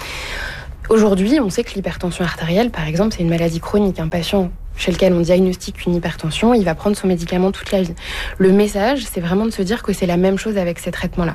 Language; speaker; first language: French; native; French